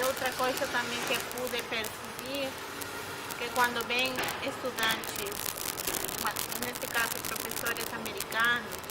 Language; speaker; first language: Portuguese; non-native, fluent; Spanish